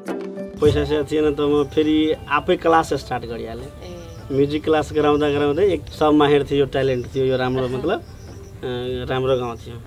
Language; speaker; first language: Nepali; non-native, local second language; Maithili